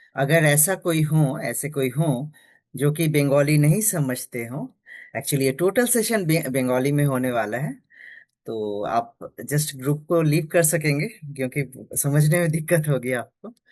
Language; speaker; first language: Hindi; non-native, local second language; Bangla